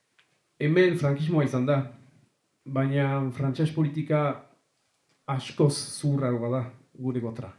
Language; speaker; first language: Basque; native; Basque